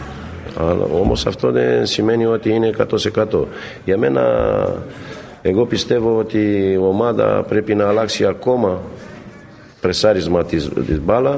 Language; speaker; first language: Greek; non-native, fluent; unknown